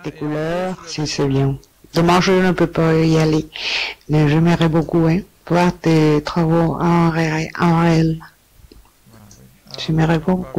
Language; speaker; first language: French; non-native, learner; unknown